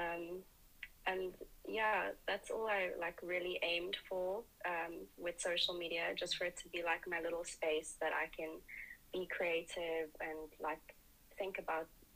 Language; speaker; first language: English; native; English